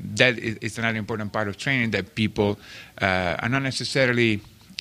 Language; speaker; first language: English; non-native, fluent; Italian